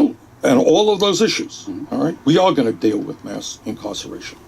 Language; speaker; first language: English; native; English